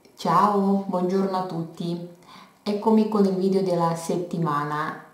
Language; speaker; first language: Italian; non-native, fluent; Romanian